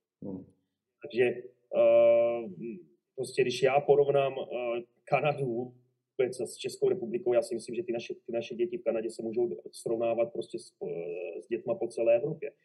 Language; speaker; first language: Czech; native; Czech